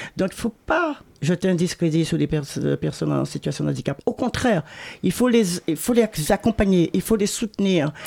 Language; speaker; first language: French; native; French